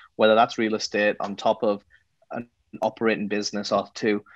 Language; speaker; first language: English; native; English